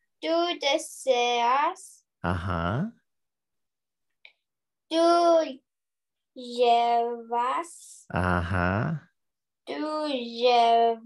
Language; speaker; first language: Spanish; non-native, learner; English